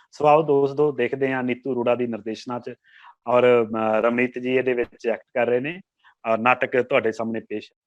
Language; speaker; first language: Punjabi; native; Punjabi